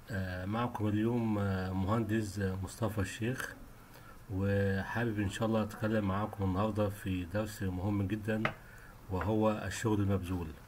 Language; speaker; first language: Arabic; native; Arabic